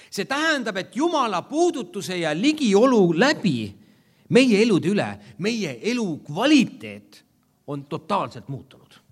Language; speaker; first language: Estonian; native; Estonian